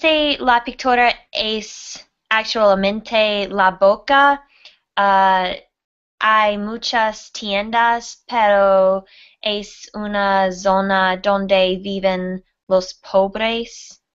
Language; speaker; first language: Spanish; non-native, learner; English